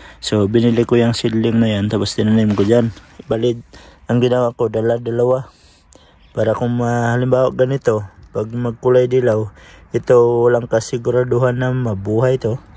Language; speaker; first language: Filipino; non-native, local second language; Cebuano